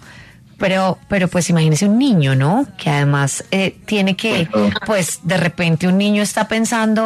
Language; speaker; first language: Spanish; native; Spanish